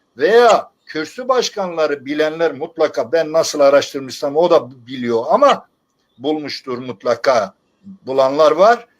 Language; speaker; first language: Turkish; non-native, local second language; Zaza